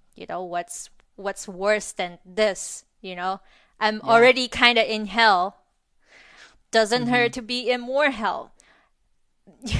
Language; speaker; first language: English; non-native, fluent; Chinese